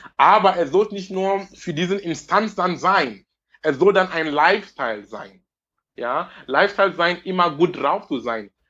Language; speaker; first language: German; non-native, fluent; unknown